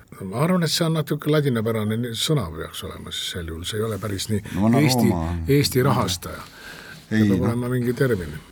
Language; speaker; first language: Estonian; native; Estonian